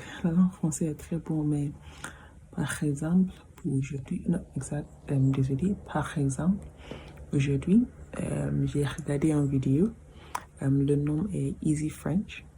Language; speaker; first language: French; non-native, learner; English